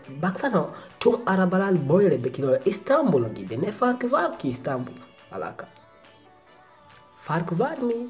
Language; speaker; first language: Turkish; non-native, learner; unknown